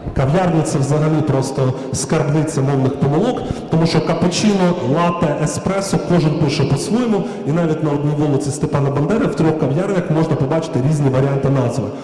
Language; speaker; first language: Ukrainian; native; Ukrainian